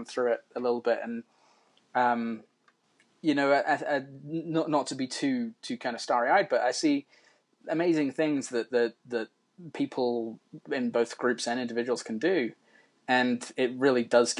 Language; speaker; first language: English; native; English